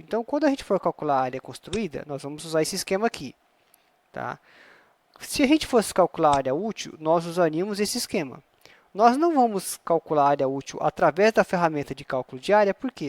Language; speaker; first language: Portuguese; native; Portuguese